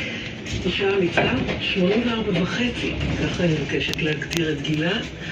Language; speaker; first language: Hebrew; native; Hebrew